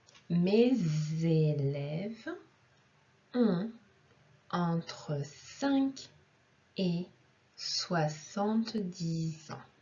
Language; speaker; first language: French; non-native, fluent; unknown